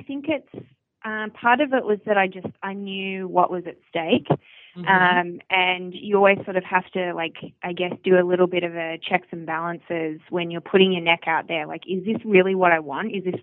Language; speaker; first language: English; native; English